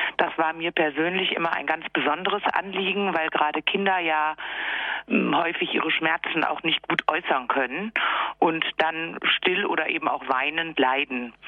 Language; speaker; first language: German; native; German